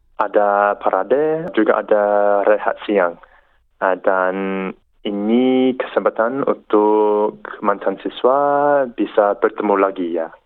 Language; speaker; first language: Indonesian; non-native, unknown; English